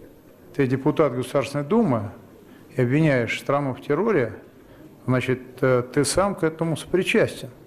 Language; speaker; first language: Russian; native; Russian